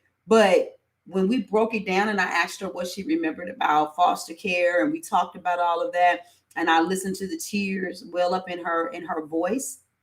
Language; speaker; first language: English; native; English